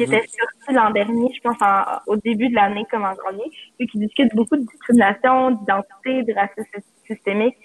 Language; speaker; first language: French; native; French